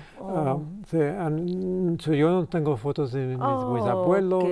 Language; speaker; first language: Spanish; early bilingual, heritage; English